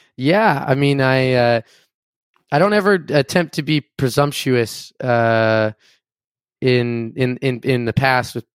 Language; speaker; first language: English; native; English